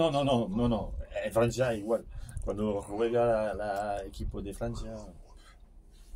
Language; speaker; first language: Spanish; non-native, learner; French